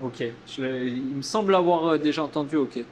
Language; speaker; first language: French; native; French